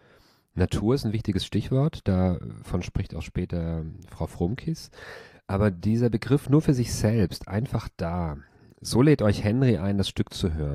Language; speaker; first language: German; native; German